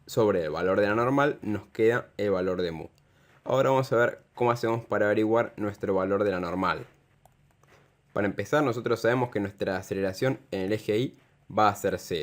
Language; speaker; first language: Spanish; native; Spanish